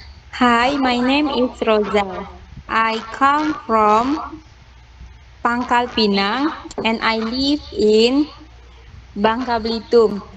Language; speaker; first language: English; non-native, learner; Indonesian